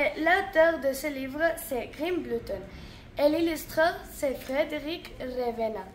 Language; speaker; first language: French; non-native, learner; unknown